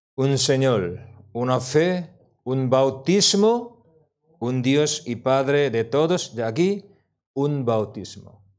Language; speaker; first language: Spanish; non-native, learner; Korean